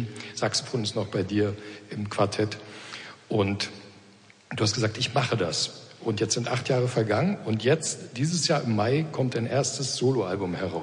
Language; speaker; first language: German; native; German